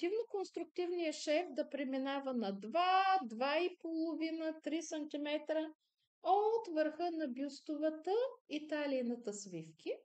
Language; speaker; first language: Bulgarian; native; Bulgarian